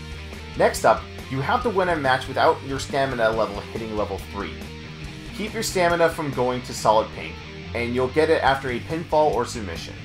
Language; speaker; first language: English; native; English